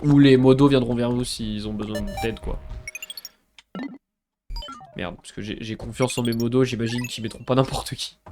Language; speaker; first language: French; native; French